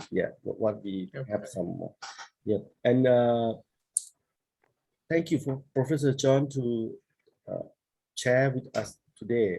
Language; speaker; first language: English; non-native, learner; Thai